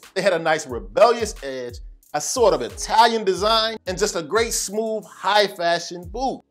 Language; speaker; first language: English; native; English